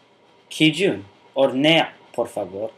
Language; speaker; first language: Spanish; non-native, learner; English